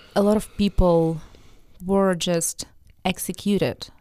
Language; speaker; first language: English; non-native, fluent; Russian